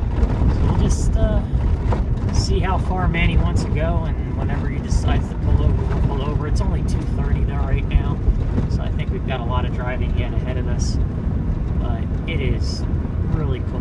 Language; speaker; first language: English; native; English